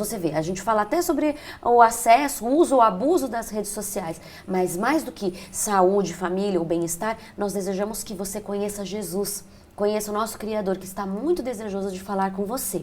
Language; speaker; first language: Portuguese; native; Portuguese